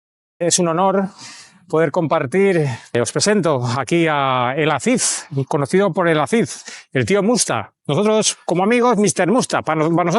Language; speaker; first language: Spanish; native; Spanish